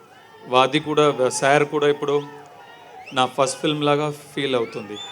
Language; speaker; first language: Telugu; non-native, learner; Tamil